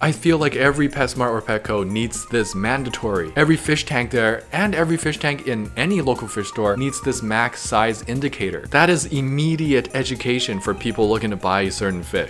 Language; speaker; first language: English; native; English